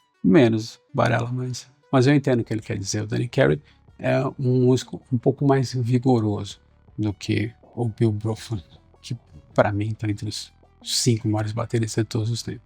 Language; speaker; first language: Portuguese; native; Portuguese